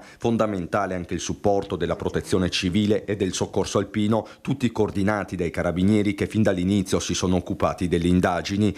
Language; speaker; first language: Italian; native; Italian